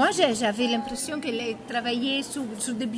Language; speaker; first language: French; non-native, learner; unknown